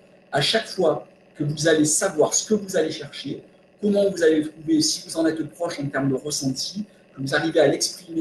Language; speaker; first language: French; native; French